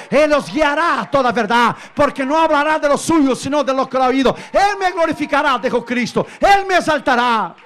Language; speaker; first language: Spanish; non-native, fluent; Portuguese